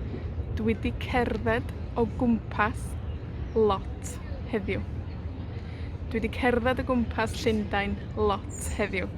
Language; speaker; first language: Welsh; non-native, fluent; Spanish